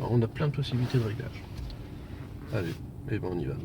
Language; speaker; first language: French; native; French